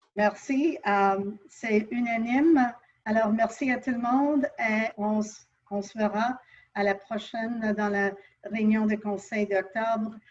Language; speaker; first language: French; non-native, local second language; English